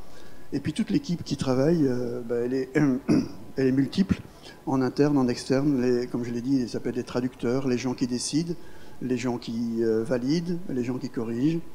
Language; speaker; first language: French; native; French